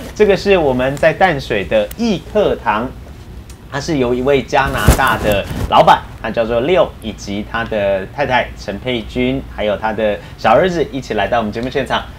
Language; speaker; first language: Chinese; native; Chinese